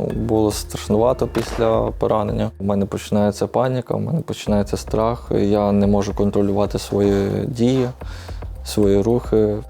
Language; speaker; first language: Ukrainian; native; Ukrainian